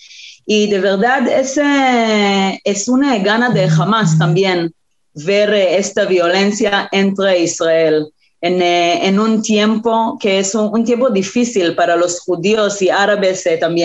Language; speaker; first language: Spanish; non-native, fluent; Hebrew